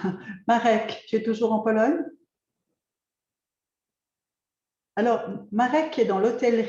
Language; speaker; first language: French; native; French